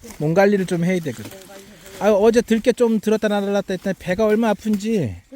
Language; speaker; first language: Korean; native; Korean